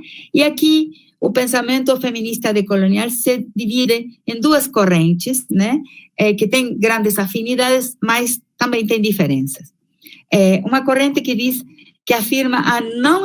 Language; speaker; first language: Portuguese; non-native, fluent; Spanish